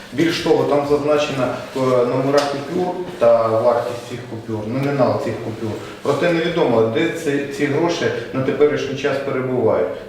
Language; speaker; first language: Ukrainian; non-native, local second language; Russian